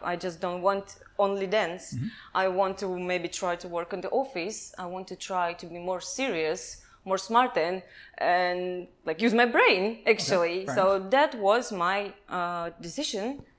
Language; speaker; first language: English; non-native, learner; Kazakh